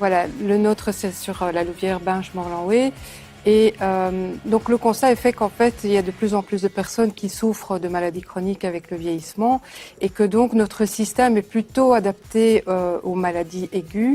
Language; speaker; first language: French; native; French